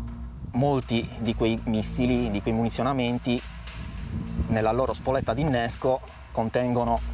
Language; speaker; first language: Italian; native; Italian